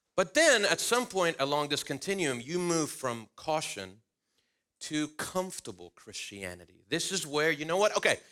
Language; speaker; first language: English; early bilingual, other home language; Spanish